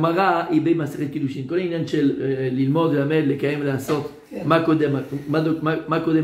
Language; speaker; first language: Hebrew; non-native, fluent; French